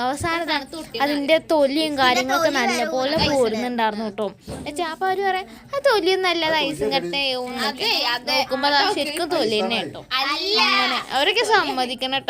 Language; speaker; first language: Malayalam; native; Malayalam